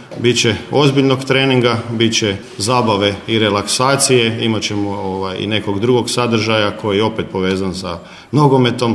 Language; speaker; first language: Croatian; native; Croatian